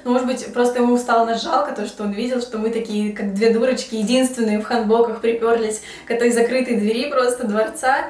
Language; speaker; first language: Russian; native; Russian